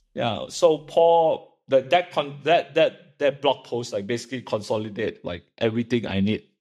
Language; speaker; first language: English; non-native, local second language; Chinese